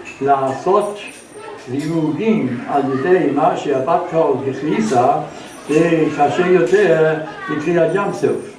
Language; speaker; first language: Hebrew; non-native, fluent; German